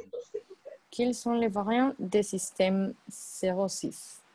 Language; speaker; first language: French; non-native, learner; Spanish